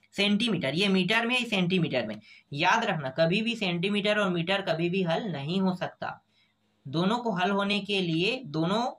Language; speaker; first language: Hindi; native; Hindi